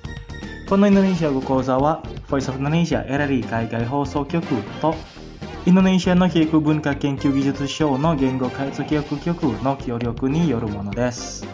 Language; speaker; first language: Japanese; non-native, fluent; Indonesian